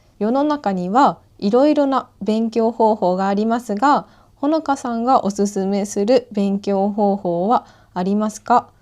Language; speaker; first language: Japanese; native; Japanese